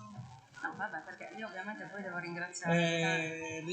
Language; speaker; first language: Italian; native; Italian